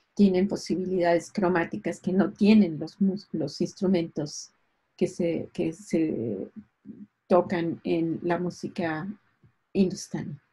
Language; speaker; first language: Spanish; native; Spanish